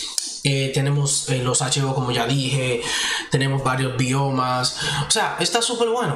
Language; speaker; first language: Spanish; native; Spanish